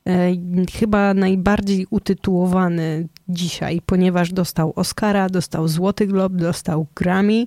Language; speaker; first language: Polish; native; Polish